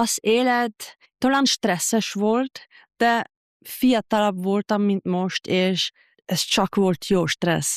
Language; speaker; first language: Hungarian; non-native, fluent; German